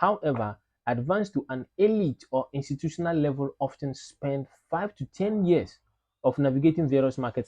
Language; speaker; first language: English; non-native, learner; French